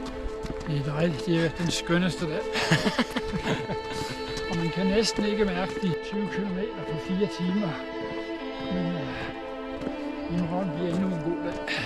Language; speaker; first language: Danish; native; Danish